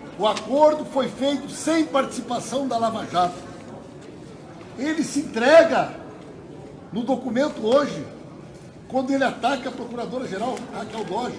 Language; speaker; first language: Portuguese; native; Portuguese